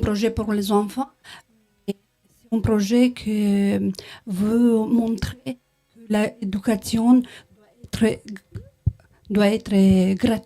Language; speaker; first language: French; non-native, learner; Romanian